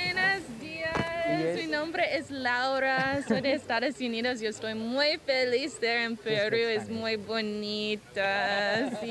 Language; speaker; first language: Spanish; non-native, learner; English